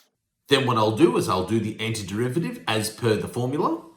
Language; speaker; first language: English; native; English